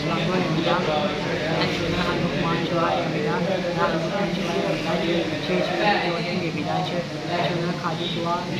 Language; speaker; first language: Korean; non-native, learner; Urdu